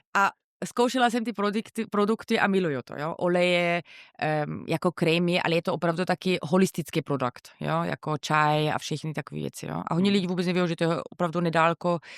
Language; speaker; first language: Czech; non-native, fluent; German